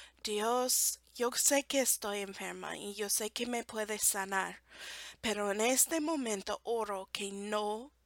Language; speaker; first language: Spanish; non-native, fluent; English